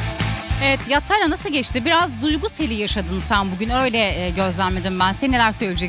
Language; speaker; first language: Turkish; native; Turkish